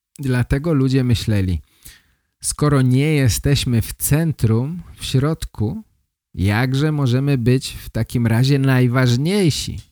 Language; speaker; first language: Polish; native; Polish